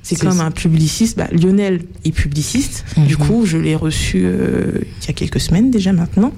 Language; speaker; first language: French; native; French